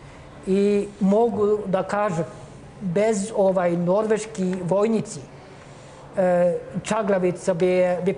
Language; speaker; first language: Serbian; non-native, fluent; Norwegian